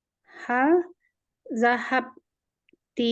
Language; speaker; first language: Arabic; non-native, learner; Indonesian